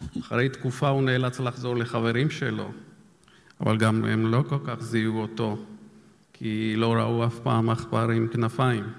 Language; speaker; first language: Hebrew; non-native, fluent; Georgian